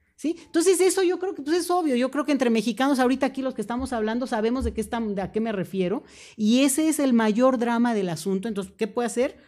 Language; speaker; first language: Spanish; native; Spanish